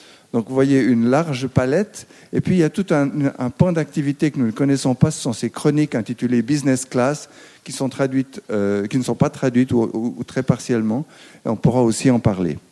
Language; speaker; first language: French; native; French